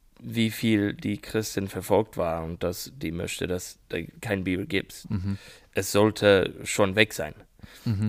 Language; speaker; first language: German; non-native, learner; English